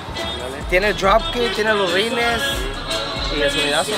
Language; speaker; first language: Spanish; early bilingual, heritage; Spanish